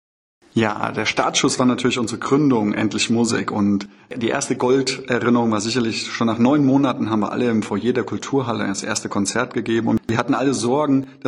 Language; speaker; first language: German; native; German